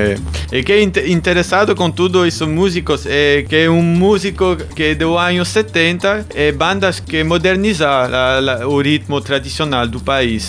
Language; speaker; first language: Portuguese; non-native, learner; German